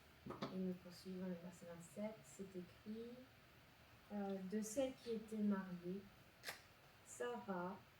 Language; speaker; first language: French; native; French